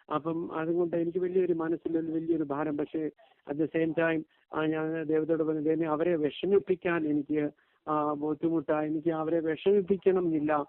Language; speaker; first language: Malayalam; early bilingual, heritage; Malayalam